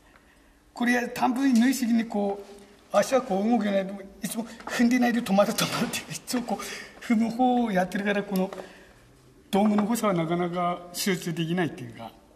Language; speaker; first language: Japanese; native; Japanese